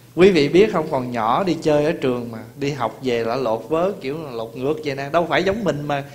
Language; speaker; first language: Vietnamese; early bilingual, heritage; Vietnamese